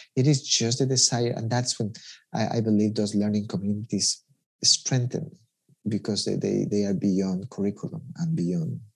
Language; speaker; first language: English; non-native, fluent; Spanish